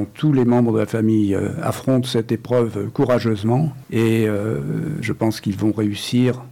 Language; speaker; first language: French; native; French